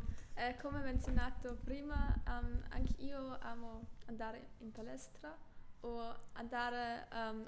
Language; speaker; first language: Italian; non-native, learner; German